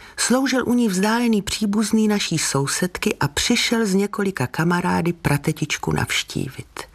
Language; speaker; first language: Czech; native; Czech